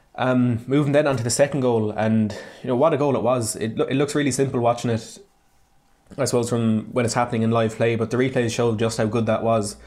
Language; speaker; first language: English; native; English